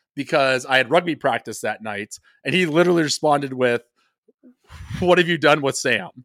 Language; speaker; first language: English; native; English